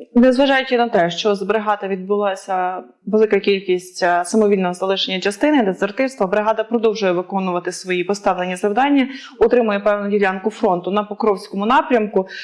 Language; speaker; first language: Ukrainian; native; Ukrainian